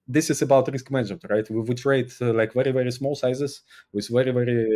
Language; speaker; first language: English; non-native, fluent; Uzbek